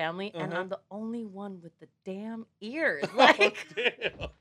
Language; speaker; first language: English; non-native, fluent; Samoan